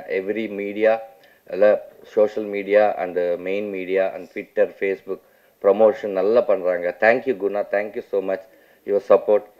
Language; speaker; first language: Tamil; non-native, local second language; Telugu